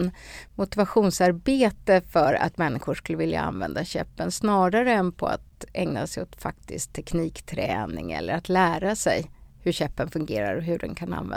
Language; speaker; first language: Swedish; native; Swedish